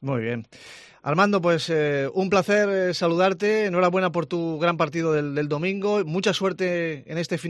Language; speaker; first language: Spanish; native; Spanish